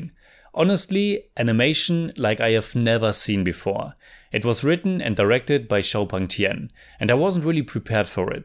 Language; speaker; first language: English; non-native, fluent; German